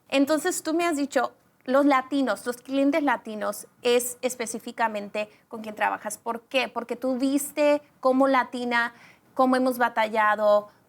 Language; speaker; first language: Spanish; early bilingual, other home language; English